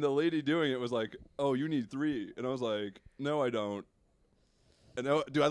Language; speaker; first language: English; native; English